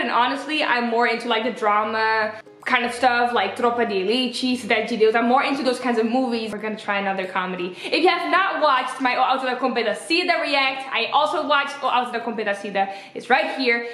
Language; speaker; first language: English; native; English